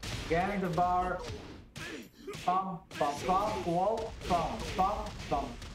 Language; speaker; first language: English; non-native, fluent; Italian